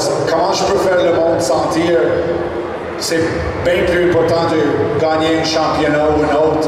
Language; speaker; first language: French; non-native, local second language; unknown